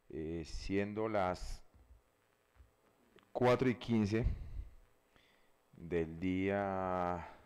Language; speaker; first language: Spanish; native; Spanish